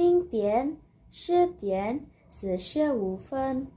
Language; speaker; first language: Chinese; non-native, learner; Indonesian